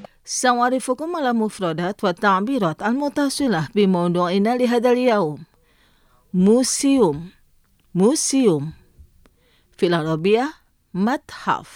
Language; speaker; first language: Arabic; non-native, fluent; Indonesian